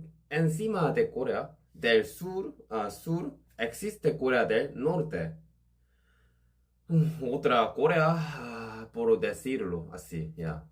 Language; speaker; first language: Spanish; non-native, learner; Korean